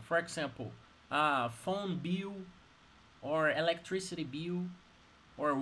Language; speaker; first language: English; non-native, fluent; Portuguese